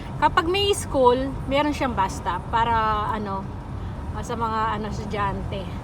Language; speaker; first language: Filipino; native; Filipino